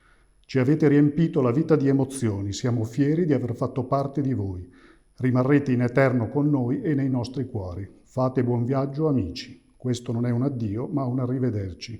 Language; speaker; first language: Italian; native; Italian